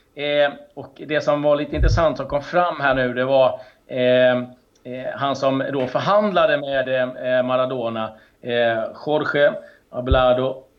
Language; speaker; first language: Swedish; native; Swedish